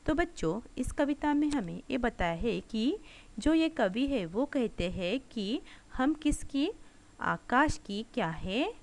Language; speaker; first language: Hindi; non-native, local second language; Marathi